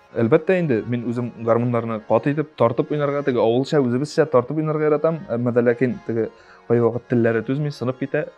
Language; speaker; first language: Tatar; native; Tatar